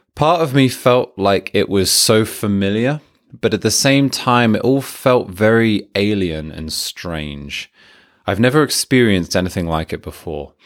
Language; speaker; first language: English; native; English